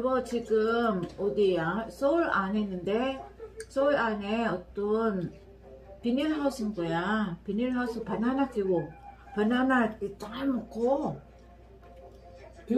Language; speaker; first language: Korean; non-native, learner; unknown